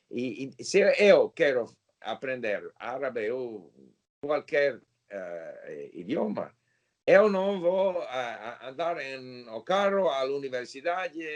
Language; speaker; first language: Portuguese; non-native, learner; English